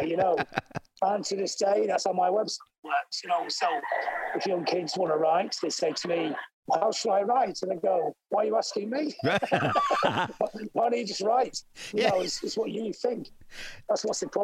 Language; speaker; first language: English; native; English